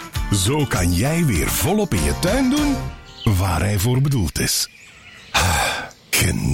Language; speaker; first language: Dutch; native; Dutch